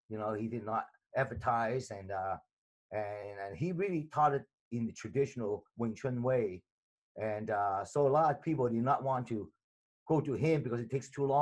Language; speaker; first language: English; non-native, local second language; Cantonese